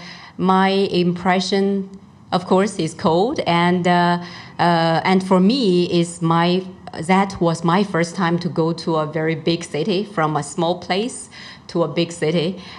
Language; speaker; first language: English; non-native, fluent; Chinese